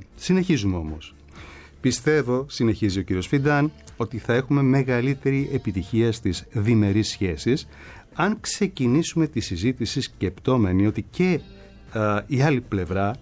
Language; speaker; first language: Greek; native; Greek